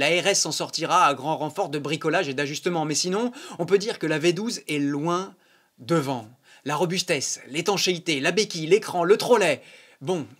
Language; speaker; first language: French; native; French